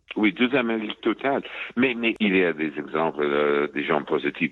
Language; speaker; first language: French; non-native, fluent; English